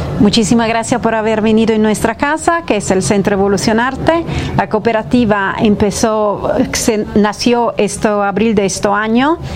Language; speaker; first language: Spanish; non-native, fluent; Italian